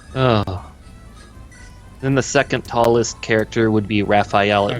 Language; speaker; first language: English; native; English